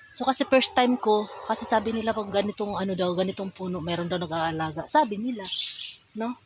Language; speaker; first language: Filipino; non-native, local second language; Cebuano